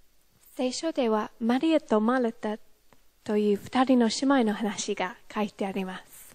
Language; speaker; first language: Japanese; non-native, fluent; English